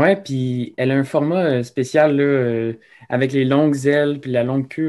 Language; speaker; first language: French; native; French